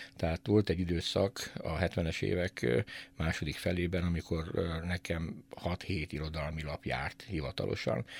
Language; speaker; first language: Hungarian; native; Hungarian